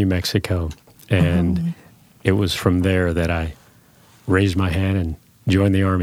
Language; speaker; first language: English; early bilingual, other home language; Spanish